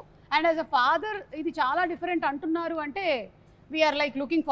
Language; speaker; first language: Telugu; native; Telugu